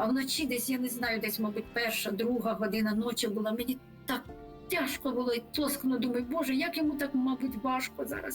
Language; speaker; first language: Ukrainian; native; Ukrainian